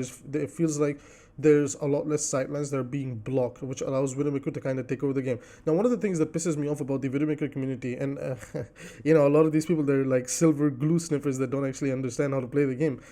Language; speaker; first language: English; native; English